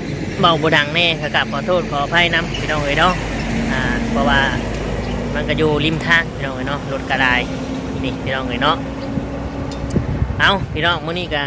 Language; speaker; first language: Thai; non-native, local second language; Lao